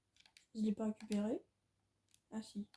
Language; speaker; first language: French; native; French